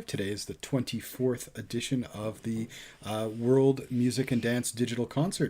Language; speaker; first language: English; native; English